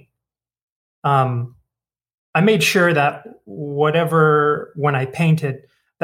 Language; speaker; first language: English; native; English